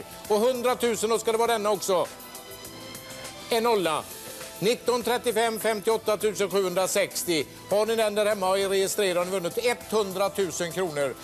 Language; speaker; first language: Swedish; native; Swedish